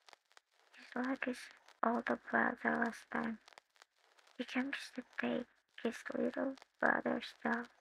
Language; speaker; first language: English; non-native, learner; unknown